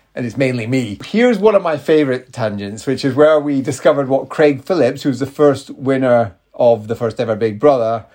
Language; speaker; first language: English; native; English